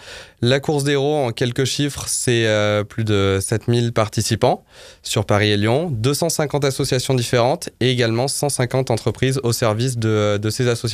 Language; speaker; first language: French; native; French